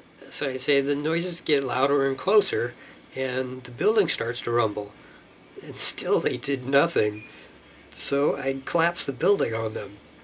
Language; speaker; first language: English; native; English